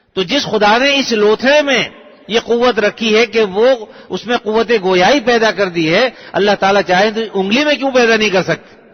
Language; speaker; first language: Urdu; native; Urdu